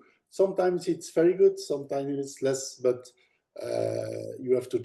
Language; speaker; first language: English; non-native, fluent; Dutch